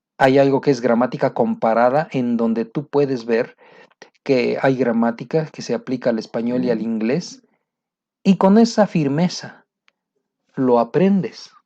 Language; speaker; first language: Spanish; native; Spanish